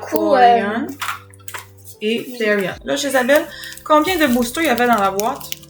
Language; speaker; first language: French; native; French